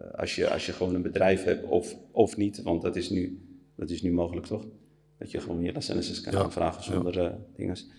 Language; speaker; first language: Dutch; early bilingual, other home language; Riffian